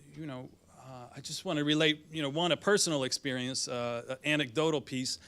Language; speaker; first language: English; native; English